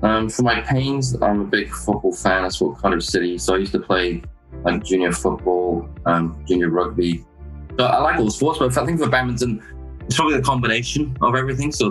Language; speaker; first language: English; native; English